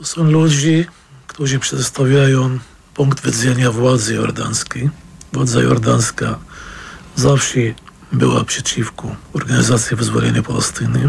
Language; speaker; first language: Polish; non-native, fluent; Arabic